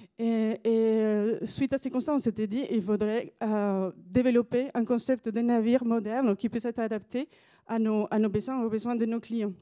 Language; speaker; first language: French; non-native, fluent; Spanish